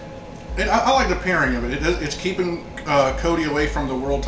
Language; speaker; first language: English; native; English